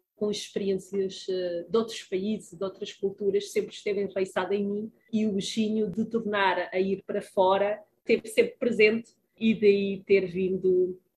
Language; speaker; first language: Portuguese; early bilingual, heritage; Spanish